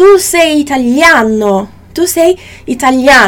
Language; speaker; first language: Italian; non-native, fluent; Portuguese